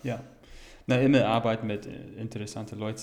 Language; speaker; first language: German; non-native, fluent; English